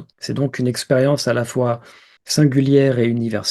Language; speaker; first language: French; native; French